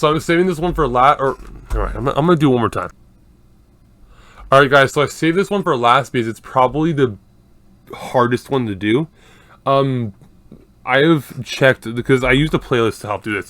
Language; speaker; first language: English; native; English